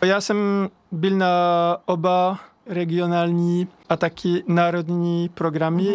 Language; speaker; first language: Czech; non-native, fluent; French